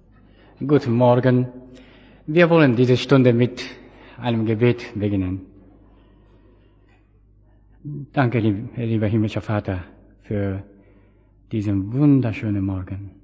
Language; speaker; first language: German; non-native, fluent; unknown